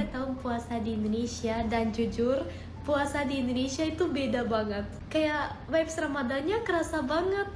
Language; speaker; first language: Indonesian; non-native, fluent; German